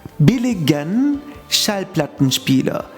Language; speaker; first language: German; non-native, fluent; Turkish